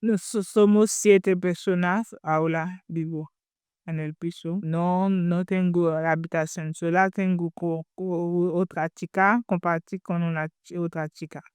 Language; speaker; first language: Spanish; non-native, learner; Haitian Creole